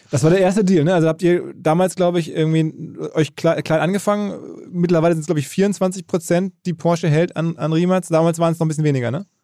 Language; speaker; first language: German; native; German